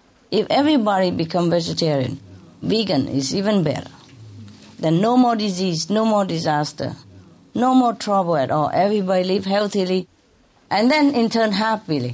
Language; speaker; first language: English; non-native, fluent; Vietnamese